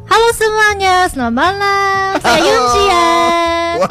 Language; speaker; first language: Indonesian; non-native, learner; Korean